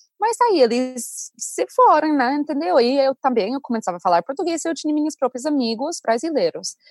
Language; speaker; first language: Portuguese; non-native, fluent; English